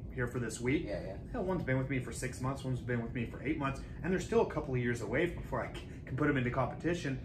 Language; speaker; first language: English; native; English